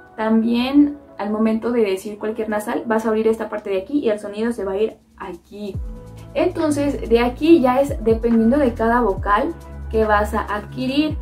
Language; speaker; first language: Spanish; native; Spanish